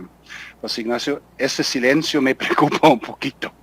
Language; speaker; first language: Spanish; non-native, fluent; German